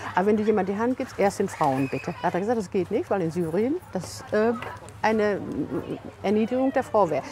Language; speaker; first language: German; native; German